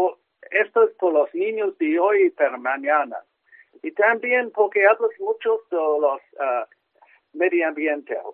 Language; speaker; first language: Spanish; non-native, learner; English